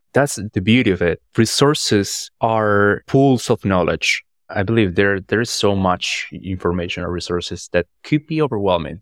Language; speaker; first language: English; non-native, fluent; Spanish